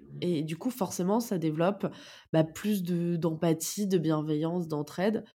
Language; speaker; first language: French; native; French